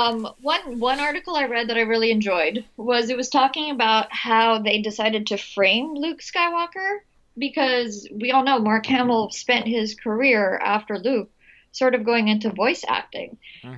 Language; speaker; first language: English; non-native, local second language; Filipino